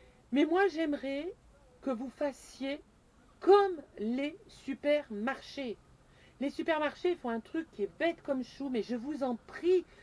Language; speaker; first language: French; native; French